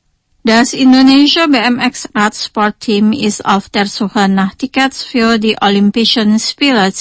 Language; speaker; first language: German; non-native, fluent; Indonesian